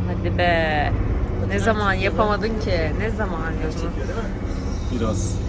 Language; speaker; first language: Turkish; native; Turkish